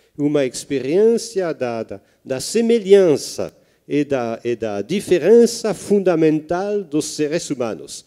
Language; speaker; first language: Portuguese; non-native, fluent; French